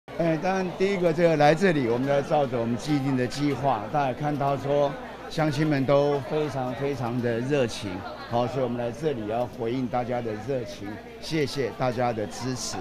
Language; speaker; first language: Chinese; native; Chinese